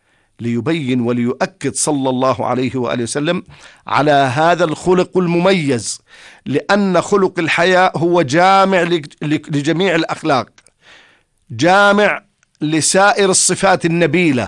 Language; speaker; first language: Arabic; native; Arabic